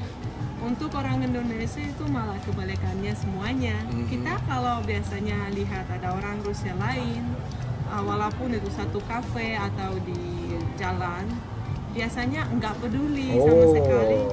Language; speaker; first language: Indonesian; non-native, fluent; Russian